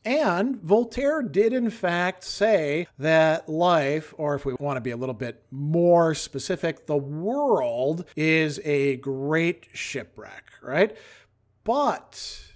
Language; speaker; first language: English; native; English